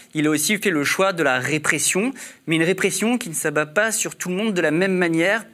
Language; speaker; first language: French; native; French